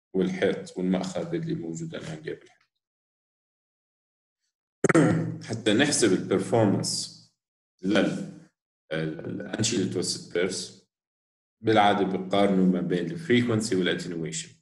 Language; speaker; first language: Arabic; native; Arabic